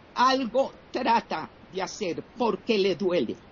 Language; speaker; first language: Spanish; native; Spanish